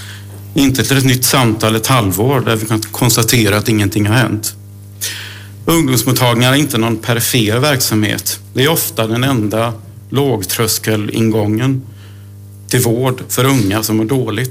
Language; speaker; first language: Swedish; native; Swedish